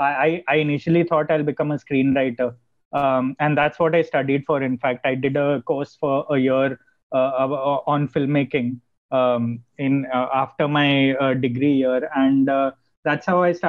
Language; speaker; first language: English; non-native, local second language; Gujarati